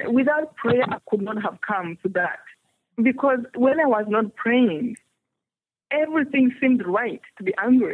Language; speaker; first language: English; non-native, local second language; Kinyarwanda